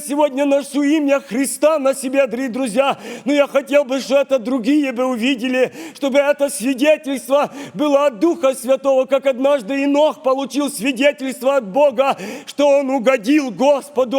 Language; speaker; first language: Russian; non-native, local second language; Ukrainian